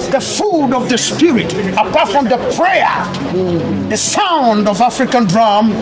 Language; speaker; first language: English; non-native, local second language; Ga